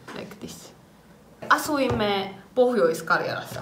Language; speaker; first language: Finnish; non-native, learner; Japanese